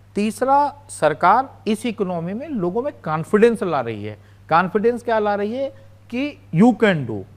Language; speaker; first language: Hindi; native; Hindi